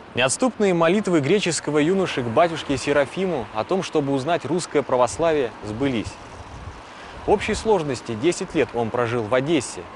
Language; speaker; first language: Russian; native; Russian